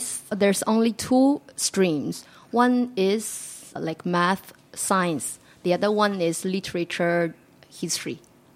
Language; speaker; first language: English; non-native, fluent; Chinese